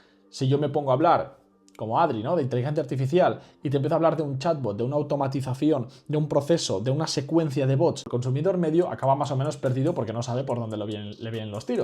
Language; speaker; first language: Spanish; native; Spanish